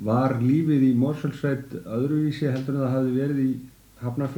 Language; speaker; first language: Icelandic; native; Icelandic